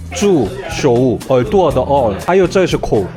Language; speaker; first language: Chinese; non-native, learner; Korean